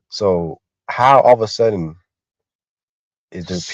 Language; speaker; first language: English; native; English